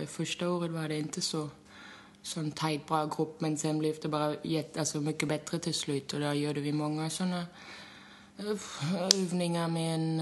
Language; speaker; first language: Swedish; non-native, fluent; German